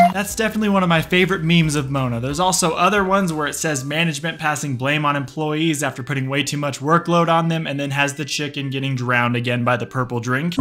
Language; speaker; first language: English; native; English